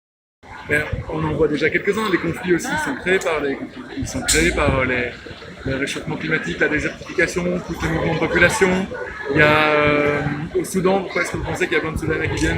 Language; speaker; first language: French; native; French